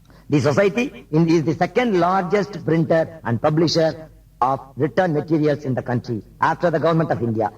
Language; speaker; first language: English; non-native, local second language; Tamil